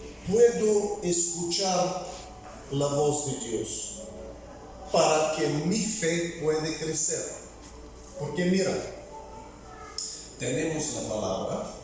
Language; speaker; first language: Spanish; non-native, fluent; Bulgarian